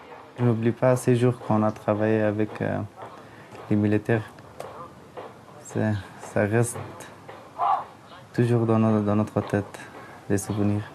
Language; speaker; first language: French; non-native, fluent; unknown